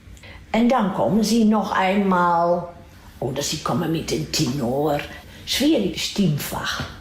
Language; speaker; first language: German; non-native, fluent; Dutch